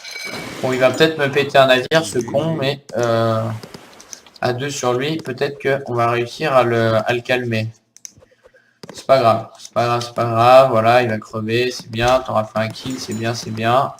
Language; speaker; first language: French; native; French